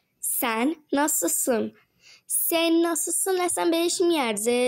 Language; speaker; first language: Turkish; non-native, fluent; Persian